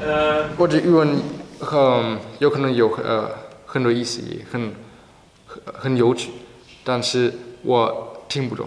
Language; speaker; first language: Chinese; non-native, learner; German